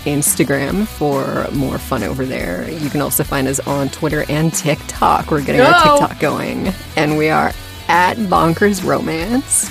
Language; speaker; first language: English; native; English